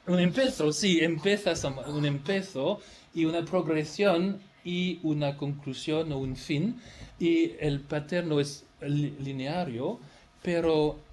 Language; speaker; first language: Spanish; non-native, fluent; French